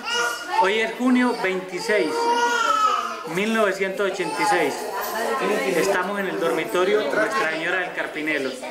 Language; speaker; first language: Spanish; native; Spanish